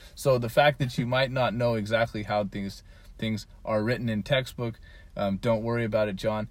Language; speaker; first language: English; native; English